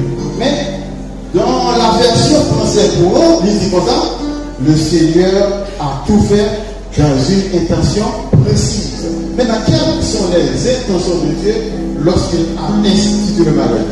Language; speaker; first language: French; non-native, local second language; Haitian Creole